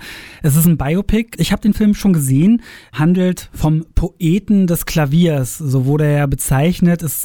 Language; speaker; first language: German; native; German